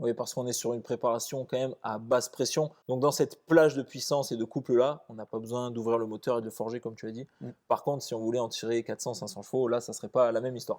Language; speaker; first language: French; native; French